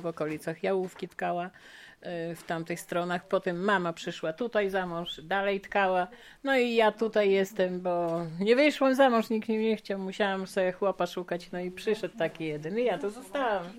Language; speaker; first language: Polish; native; Polish